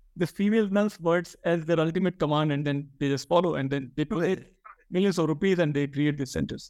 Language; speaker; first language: English; non-native, local second language; Hindi